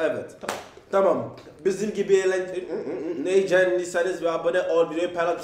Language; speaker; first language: Turkish; non-native, learner; English